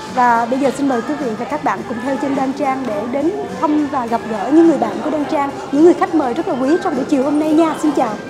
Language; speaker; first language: Vietnamese; native; Vietnamese